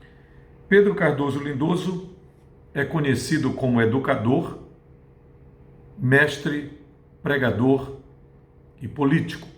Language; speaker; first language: Portuguese; native; Portuguese